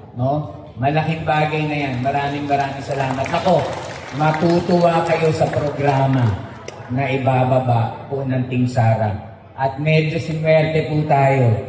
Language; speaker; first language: Filipino; native; Filipino